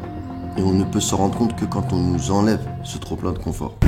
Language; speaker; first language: French; native; French